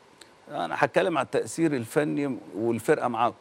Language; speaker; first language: Arabic; native; Arabic